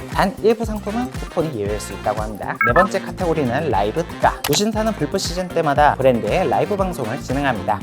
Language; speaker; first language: Korean; native; Korean